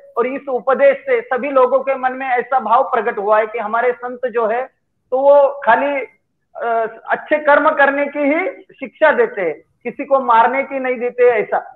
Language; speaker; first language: Hindi; non-native, local second language; Marathi